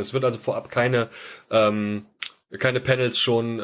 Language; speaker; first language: German; native; German